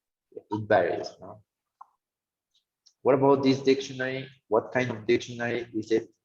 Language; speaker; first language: English; non-native, fluent; Spanish